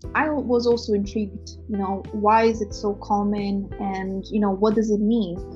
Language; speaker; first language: English; non-native, fluent; Romanian